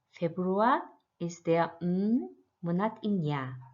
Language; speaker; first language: German; non-native, fluent; Korean